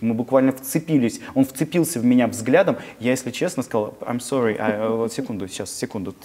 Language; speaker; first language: Russian; native; Russian